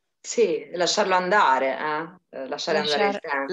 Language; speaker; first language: Italian; native; Italian